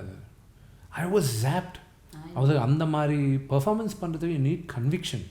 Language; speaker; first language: Tamil; non-native, local second language; Telugu